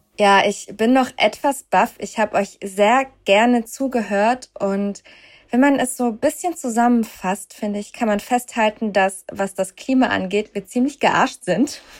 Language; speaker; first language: German; native; German